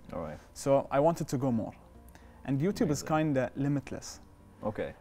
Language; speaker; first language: English; non-native, fluent; Arabic